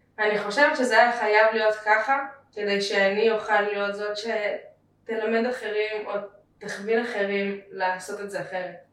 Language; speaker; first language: Hebrew; early bilingual, other home language; Russian